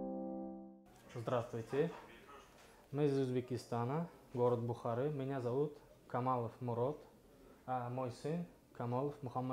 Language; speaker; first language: Russian; non-native, learner; Uzbek